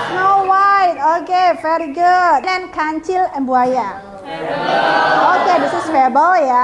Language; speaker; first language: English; non-native, fluent; Indonesian